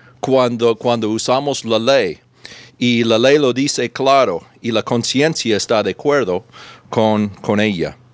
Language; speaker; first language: Spanish; non-native, fluent; English